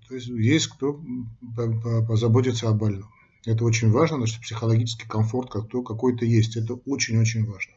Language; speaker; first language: Russian; non-native, local second language; Armenian